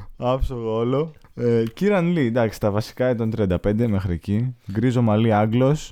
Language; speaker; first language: Greek; native; Greek